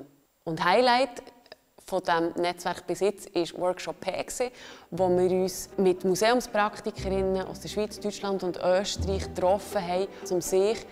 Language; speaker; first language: German; native; German